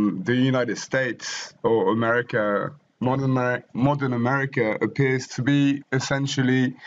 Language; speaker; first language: English; non-native, fluent; French